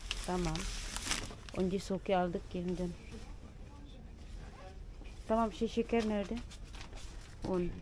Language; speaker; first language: Turkish; non-native, learner; Filipino